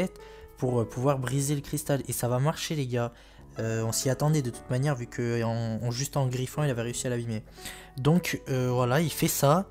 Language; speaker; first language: French; native; French